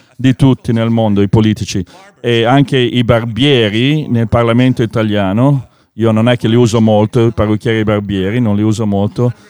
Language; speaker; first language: Italian; non-native, fluent; English